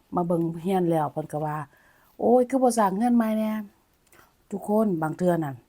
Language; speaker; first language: Thai; native; Thai